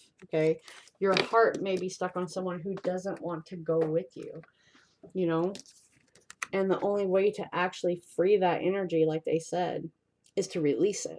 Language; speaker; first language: English; native; English